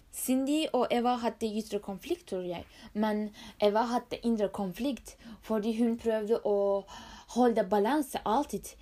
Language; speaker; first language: Norwegian; non-native, learner; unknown